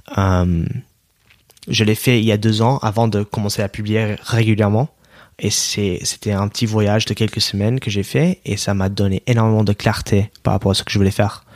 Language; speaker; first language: French; non-native, fluent; English